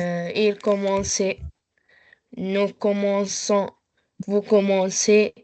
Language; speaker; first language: French; non-native, learner; Arabic